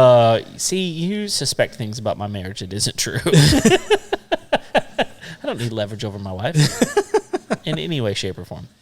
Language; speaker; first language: English; native; English